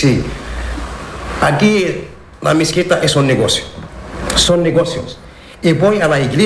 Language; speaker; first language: Spanish; non-native, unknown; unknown